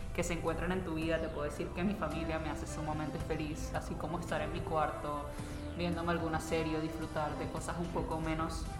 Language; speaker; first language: Spanish; native; Spanish